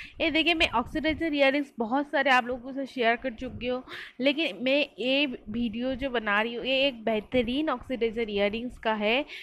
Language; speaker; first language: Hindi; non-native, local second language; Bangla